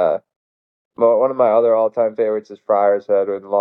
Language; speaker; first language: English; native; English